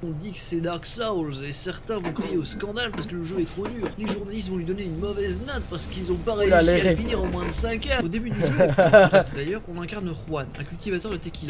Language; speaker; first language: French; native; French